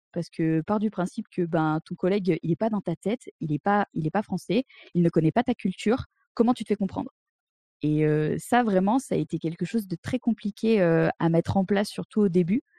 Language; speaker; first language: French; native; French